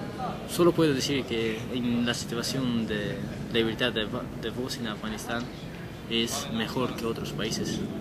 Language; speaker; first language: Spanish; non-native, learner; Persian